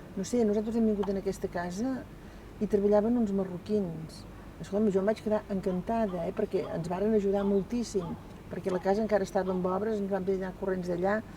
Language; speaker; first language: Catalan; native; Catalan